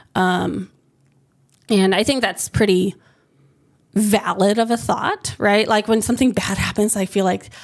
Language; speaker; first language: English; native; English